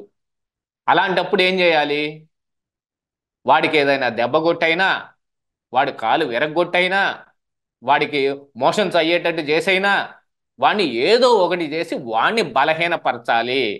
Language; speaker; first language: Telugu; native; Telugu